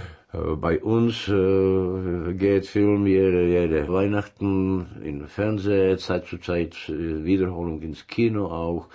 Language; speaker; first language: German; non-native, learner; Czech